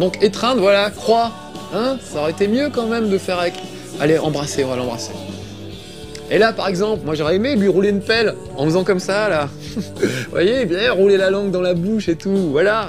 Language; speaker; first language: French; native; French